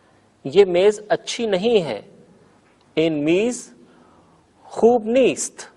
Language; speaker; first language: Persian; non-native, fluent; Urdu